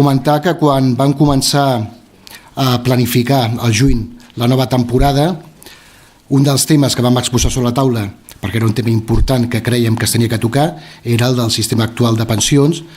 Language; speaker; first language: Catalan; native; Catalan